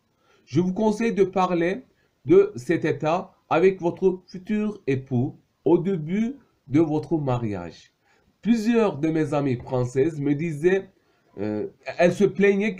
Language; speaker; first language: French; non-native, fluent; Turkish